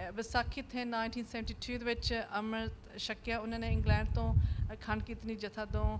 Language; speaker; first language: Punjabi; early bilingual, heritage; Punjabi